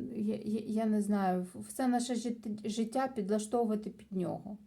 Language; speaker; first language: Ukrainian; native; Ukrainian